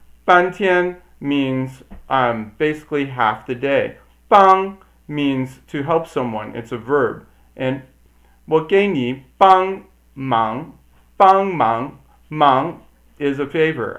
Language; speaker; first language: English; native; English